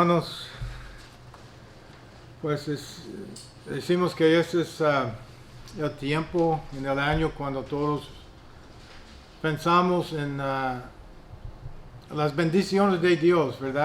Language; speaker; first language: Spanish; non-native, fluent; English